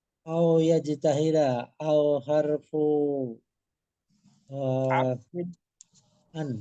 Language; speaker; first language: Arabic; non-native, learner; Indonesian